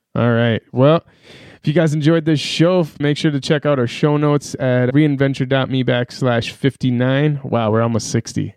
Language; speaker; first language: English; early bilingual, other home language; Persian